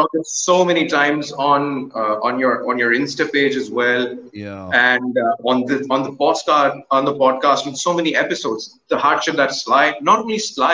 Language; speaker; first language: English; non-native, local second language; Hindi